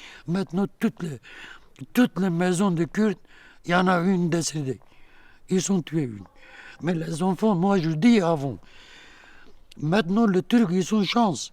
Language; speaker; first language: French; non-native, learner; Kurdish